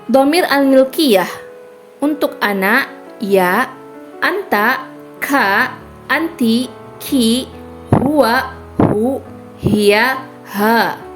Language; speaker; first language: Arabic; non-native, fluent; Indonesian